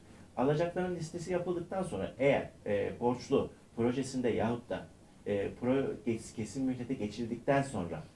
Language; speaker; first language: Turkish; native; Turkish